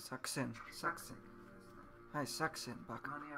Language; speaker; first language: Japanese; non-native, learner; English